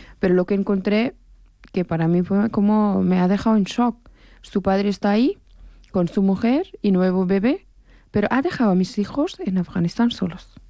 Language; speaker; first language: Spanish; non-native, fluent; Persian